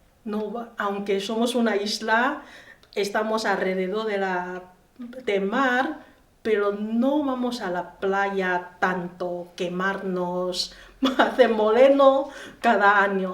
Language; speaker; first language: Spanish; non-native, learner; Chinese